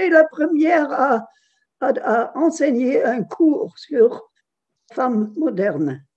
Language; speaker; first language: French; non-native, fluent; German